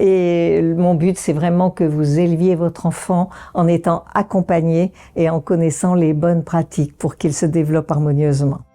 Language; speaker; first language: French; native; French